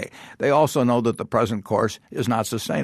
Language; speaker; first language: English; native; English